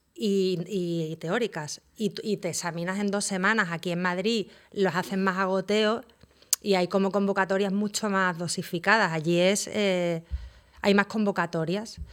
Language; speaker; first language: Spanish; native; Spanish